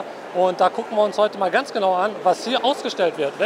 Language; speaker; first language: German; native; German